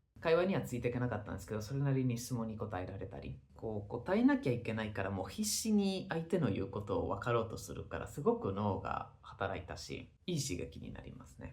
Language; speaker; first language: Japanese; non-native, fluent; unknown